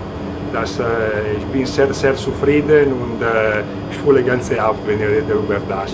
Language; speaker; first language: German; non-native, learner; Italian